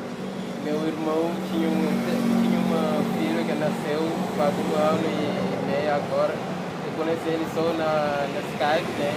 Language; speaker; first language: Portuguese; non-native, learner; French